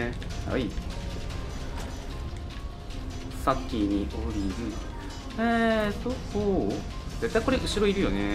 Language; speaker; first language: Japanese; native; Japanese